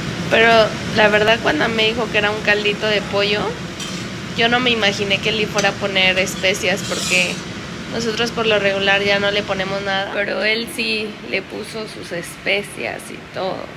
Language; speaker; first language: Spanish; native; Spanish